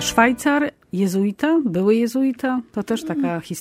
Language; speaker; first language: Polish; native; Polish